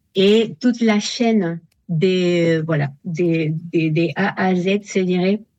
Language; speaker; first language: French; non-native, fluent; Spanish